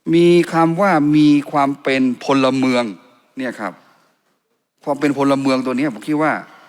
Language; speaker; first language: Thai; non-native, local second language; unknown